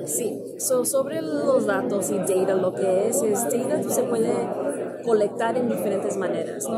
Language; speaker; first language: Spanish; early bilingual, heritage; Spanish